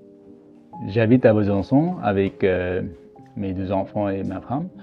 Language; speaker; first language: French; non-native, fluent; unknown